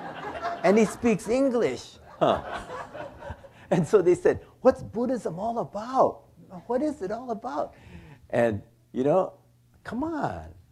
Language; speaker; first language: English; native; English